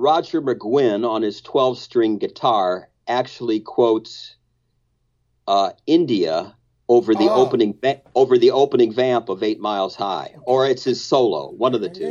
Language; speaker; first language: English; native; English